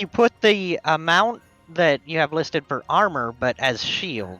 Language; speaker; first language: English; native; English